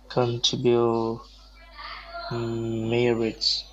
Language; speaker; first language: English; non-native, learner; Vietnamese